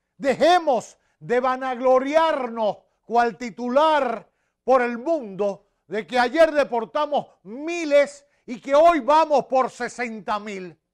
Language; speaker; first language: Spanish; native; Spanish